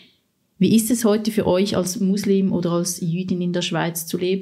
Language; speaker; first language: German; native; German